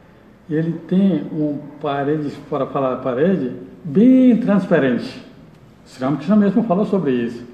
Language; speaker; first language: Portuguese; non-native, learner; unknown